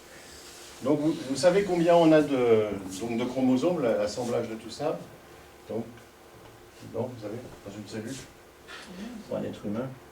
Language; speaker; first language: French; native; French